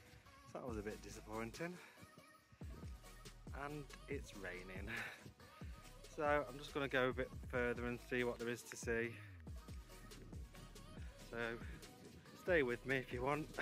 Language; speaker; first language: English; native; English